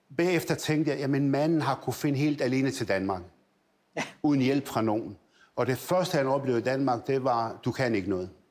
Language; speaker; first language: Danish; early bilingual, other home language; Arabic